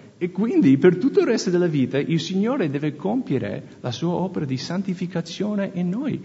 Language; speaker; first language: Italian; non-native, fluent; English